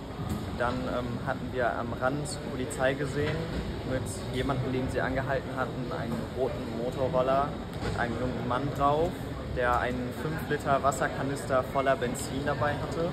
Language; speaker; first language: German; native; German